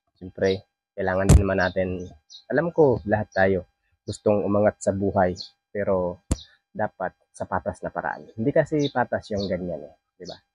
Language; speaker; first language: Filipino; non-native, local second language; Cebuano